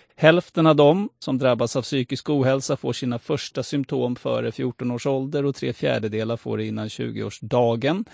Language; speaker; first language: Swedish; native; Swedish